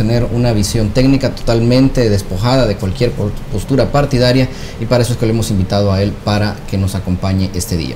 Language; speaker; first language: Spanish; native; Spanish